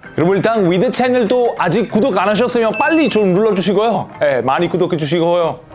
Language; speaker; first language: Korean; non-native, fluent; Italian